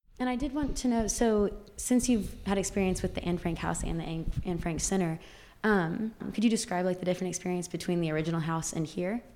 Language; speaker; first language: English; native; English